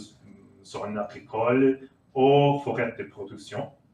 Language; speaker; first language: French; non-native, learner; Portuguese